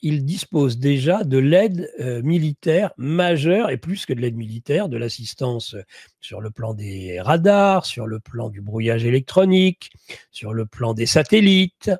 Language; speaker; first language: French; native; French